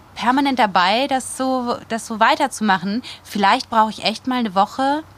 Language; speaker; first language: German; native; German